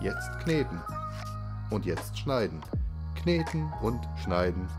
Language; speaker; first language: German; native; German